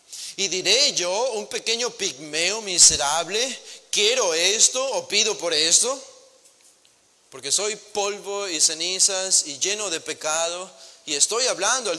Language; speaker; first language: Spanish; native; Spanish